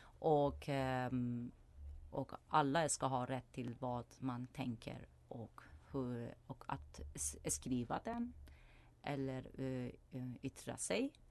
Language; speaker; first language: Swedish; non-native, fluent; Persian